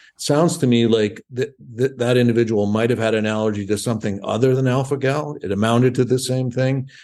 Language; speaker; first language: English; native; English